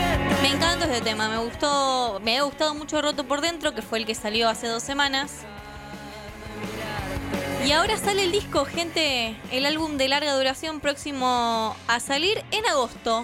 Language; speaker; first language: Spanish; native; Spanish